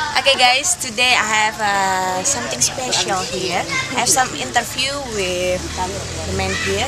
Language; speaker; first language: English; non-native, local second language; Indonesian